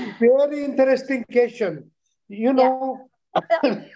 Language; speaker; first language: English; non-native, learner; Chinese